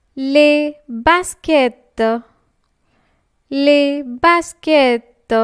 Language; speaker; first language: French; non-native, fluent; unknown